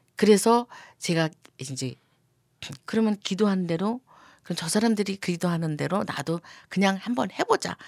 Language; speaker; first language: Korean; native; Korean